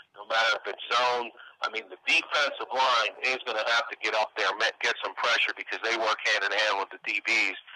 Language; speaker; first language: English; native; English